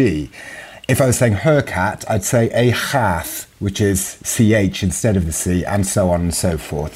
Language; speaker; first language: English; non-native, local second language; Welsh